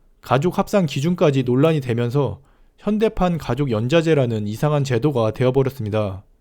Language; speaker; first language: Korean; native; Korean